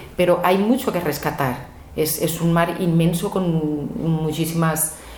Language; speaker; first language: Spanish; non-native, local second language; Catalan